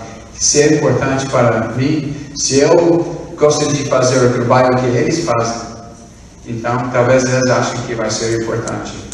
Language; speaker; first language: Portuguese; non-native, fluent; English